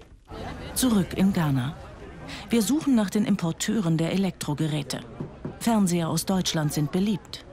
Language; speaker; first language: German; native; German